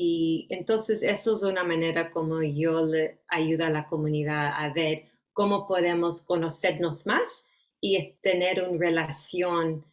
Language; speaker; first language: Spanish; early bilingual, heritage; Spanish